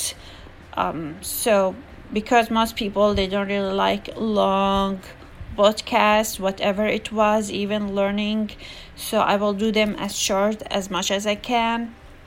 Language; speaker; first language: English; non-native, fluent; Arabic